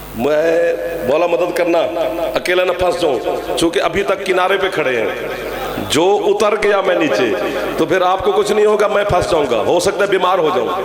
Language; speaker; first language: Urdu; non-native, local second language; Punjabi